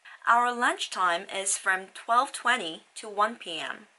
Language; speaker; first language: English; non-native, fluent; Korean